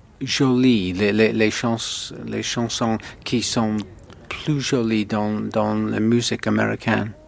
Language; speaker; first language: French; non-native, learner; English